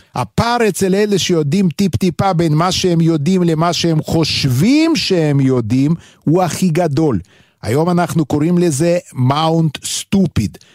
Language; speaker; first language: Hebrew; non-native, fluent; Yiddish